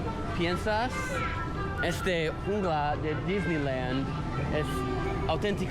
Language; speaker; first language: Spanish; non-native, learner; English